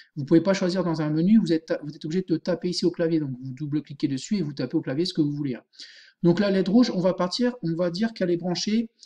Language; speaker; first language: French; native; French